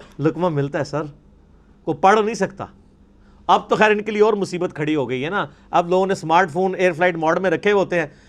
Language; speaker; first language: Urdu; non-native, local second language; Punjabi